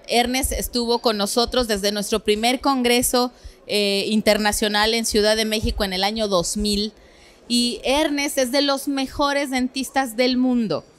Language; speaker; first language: Spanish; native; Spanish